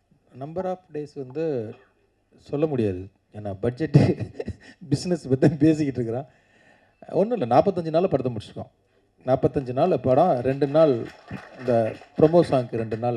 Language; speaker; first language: Tamil; native; Tamil